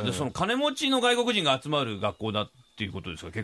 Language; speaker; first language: Japanese; native; Japanese